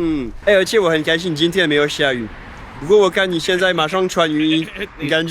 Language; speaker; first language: Chinese; non-native, fluent; French